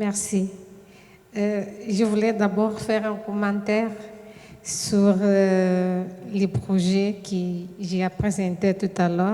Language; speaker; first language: French; non-native, fluent; Portuguese